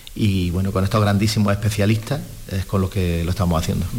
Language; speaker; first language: Spanish; native; Spanish